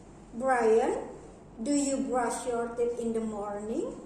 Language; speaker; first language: English; non-native, learner; Indonesian